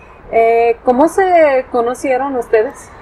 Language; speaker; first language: Spanish; non-native, fluent; English